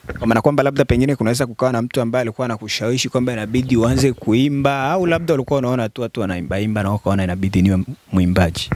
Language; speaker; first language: Swahili; native; Swahili